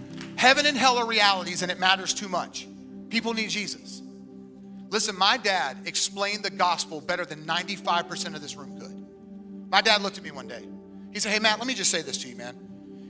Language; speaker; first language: English; native; English